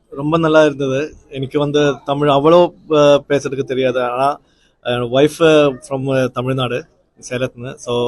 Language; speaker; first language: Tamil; non-native, learner; Malayalam